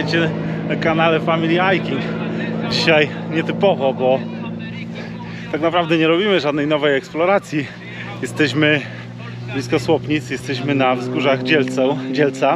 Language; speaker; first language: Polish; native; Polish